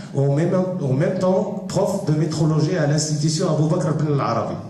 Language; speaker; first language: French; non-native, local second language; Arabic